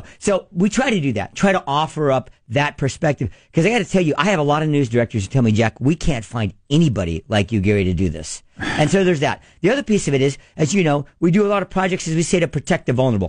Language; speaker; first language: English; native; English